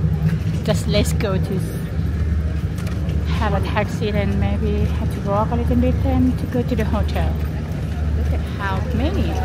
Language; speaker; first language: English; non-native, learner; Thai